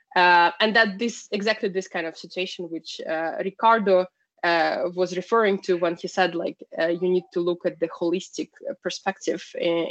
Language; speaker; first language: English; non-native, fluent; Russian